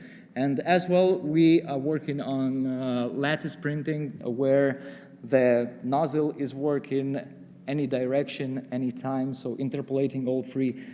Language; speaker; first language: English; non-native, fluent; Lithuanian